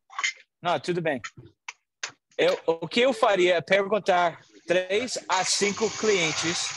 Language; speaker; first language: Portuguese; non-native, learner; English